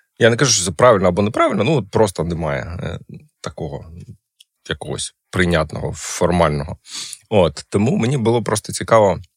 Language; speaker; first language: Ukrainian; non-native, local second language; Russian